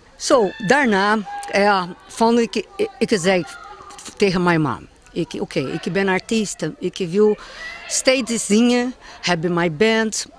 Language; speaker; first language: Dutch; non-native, learner; Portuguese